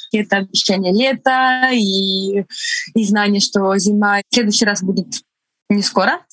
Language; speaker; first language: Russian; non-native, fluent; Estonian